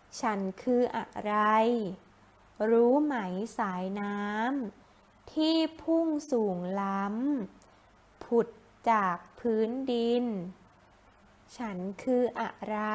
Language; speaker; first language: Thai; native; Thai